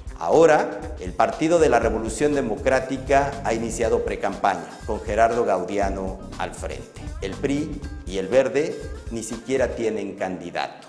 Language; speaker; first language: Spanish; native; Spanish